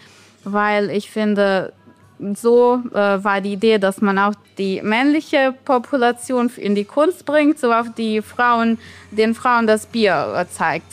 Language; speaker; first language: German; non-native, fluent; Bosnian